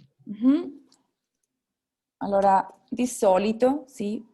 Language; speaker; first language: Italian; non-native, fluent; Spanish